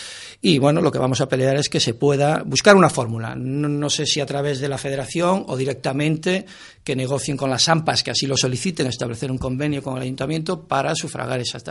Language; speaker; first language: Spanish; native; Spanish